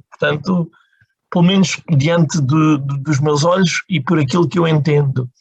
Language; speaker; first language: Portuguese; native; Portuguese